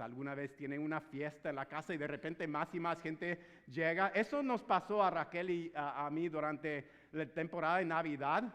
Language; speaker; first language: Spanish; non-native, fluent; English